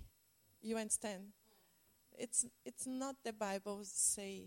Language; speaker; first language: English; non-native, learner; Portuguese